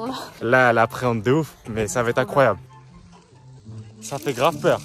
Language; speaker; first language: French; early bilingual, other home language; Turkish